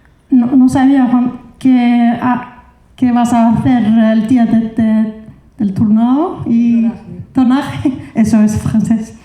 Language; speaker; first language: Spanish; non-native, fluent; Icelandic